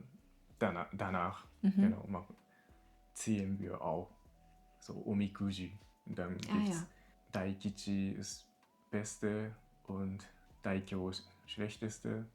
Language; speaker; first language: German; non-native, learner; Japanese